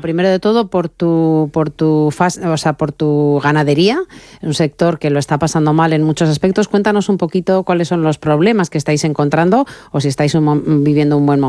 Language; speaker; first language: Spanish; native; Spanish